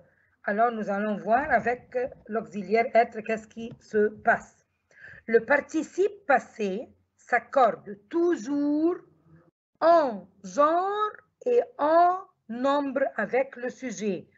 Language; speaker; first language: French; non-native, fluent; Arabic